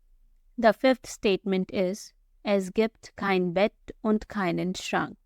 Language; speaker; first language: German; non-native, fluent; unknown